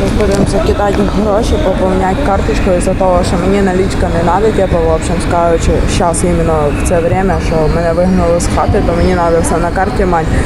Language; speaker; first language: Ukrainian; native; Ukrainian